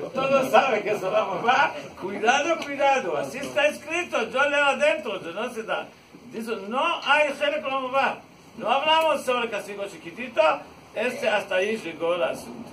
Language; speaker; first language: Spanish; non-native, learner; Hebrew